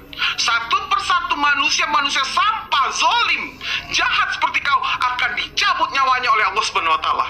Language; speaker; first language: Indonesian; native; Indonesian